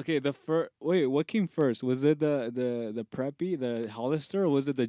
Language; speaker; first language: English; native; English